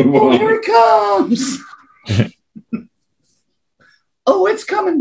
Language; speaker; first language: English; native; English